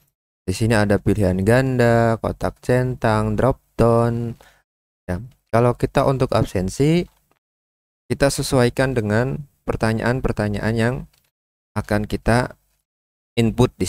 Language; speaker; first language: Indonesian; native; Indonesian